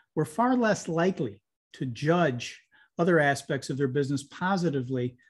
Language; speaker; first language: English; native; English